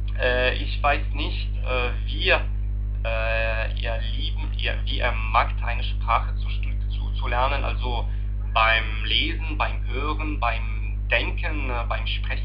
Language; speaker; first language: German; non-native, learner; Arabic